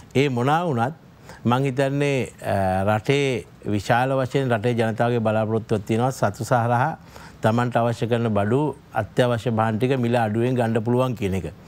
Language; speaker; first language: Sinhala; native; Sinhala